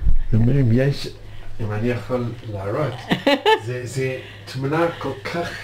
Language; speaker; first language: Hebrew; non-native, learner; English